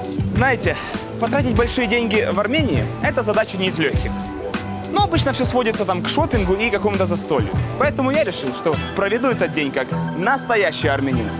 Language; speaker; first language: Russian; native; Russian